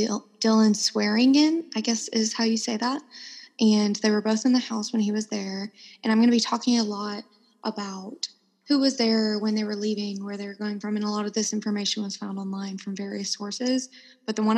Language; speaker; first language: English; native; English